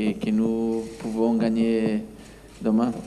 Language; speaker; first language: French; non-native, learner; Spanish